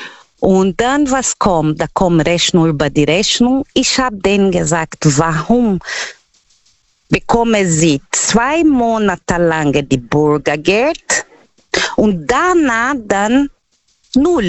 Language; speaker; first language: German; non-native, fluent; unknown